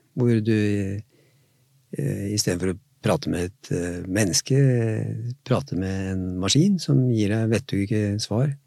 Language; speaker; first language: Norwegian; native; Norwegian